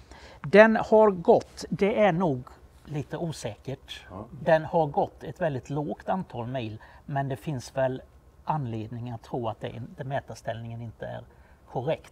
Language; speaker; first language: Swedish; native; Swedish